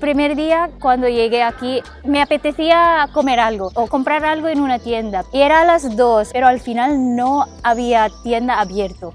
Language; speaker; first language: Spanish; non-native, fluent; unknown